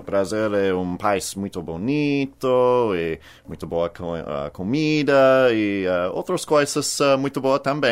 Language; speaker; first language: Portuguese; non-native, learner; English